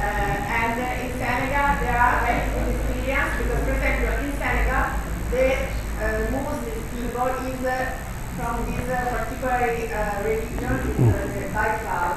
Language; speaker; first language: English; non-native, learner; Italian